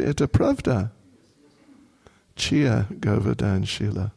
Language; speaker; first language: Russian; non-native, learner; English